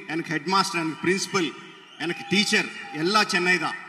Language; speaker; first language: Tamil; non-native, local second language; Telugu